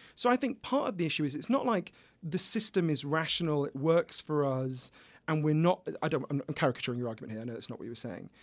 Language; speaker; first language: English; native; English